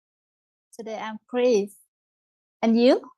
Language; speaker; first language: English; non-native, learner; Vietnamese